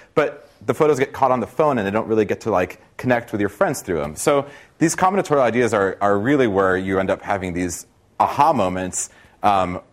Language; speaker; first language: English; non-native, fluent; Portuguese